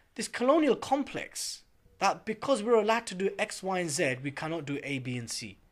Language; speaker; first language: English; native; English